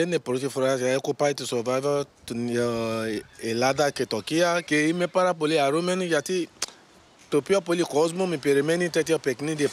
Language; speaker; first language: Greek; non-native, learner; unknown